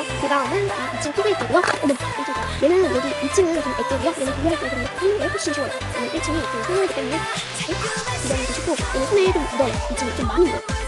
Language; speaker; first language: Korean; native; Korean